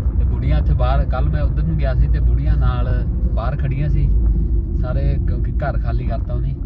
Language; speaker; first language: Punjabi; native; Punjabi